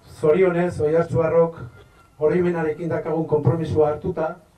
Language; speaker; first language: Basque; native; Basque